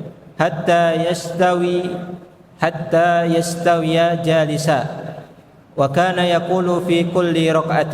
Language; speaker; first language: Arabic; non-native, fluent; Indonesian